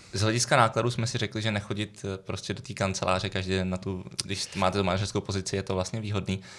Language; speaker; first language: Czech; native; Czech